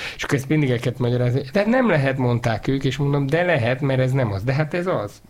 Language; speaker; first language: Hungarian; native; Hungarian